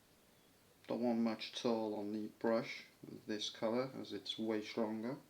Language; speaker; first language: English; native; English